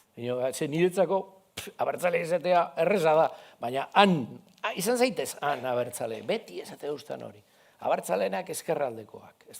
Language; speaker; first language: Basque; non-native, local second language; Spanish